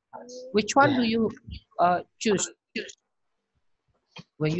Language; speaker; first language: English; non-native, fluent; Indonesian